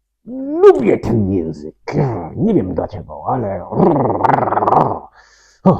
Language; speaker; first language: Polish; non-native, learner; English